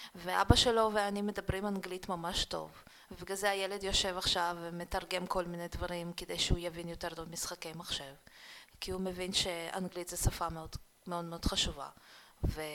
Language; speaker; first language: Hebrew; early bilingual, other home language; Russian